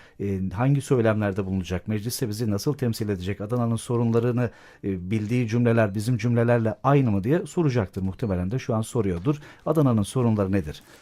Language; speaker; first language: Turkish; native; Turkish